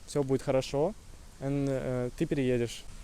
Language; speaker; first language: Russian; native; Russian